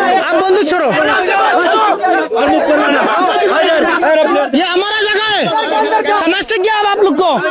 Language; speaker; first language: Hindi; non-native, learner; Bangla